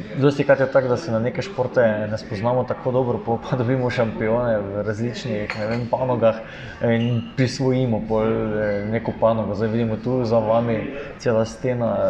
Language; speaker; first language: Slovenian; native; Slovenian